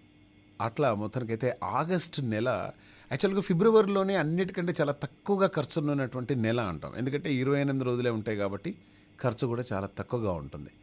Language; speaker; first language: Telugu; native; Telugu